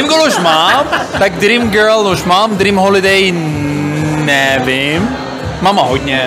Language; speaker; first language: Czech; non-native, learner; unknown